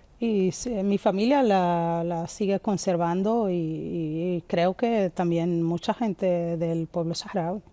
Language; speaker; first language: Spanish; non-native, local second language; Arabic